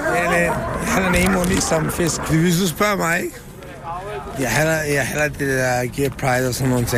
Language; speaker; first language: Danish; non-native, learner; Serbian